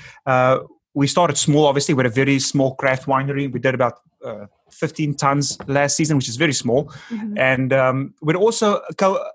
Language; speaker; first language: English; non-native, local second language; Afrikaans